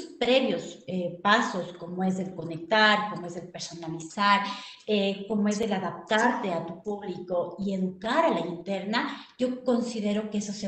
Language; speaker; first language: Spanish; native; Spanish